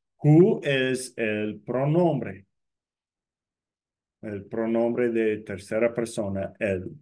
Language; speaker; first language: Spanish; non-native, fluent; English